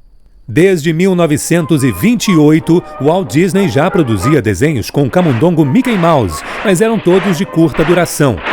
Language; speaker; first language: Portuguese; native; Portuguese